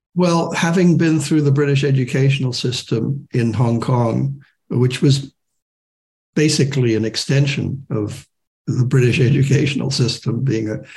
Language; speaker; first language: English; non-native, local second language; German